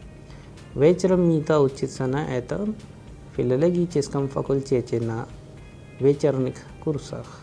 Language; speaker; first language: Russian; non-native, fluent; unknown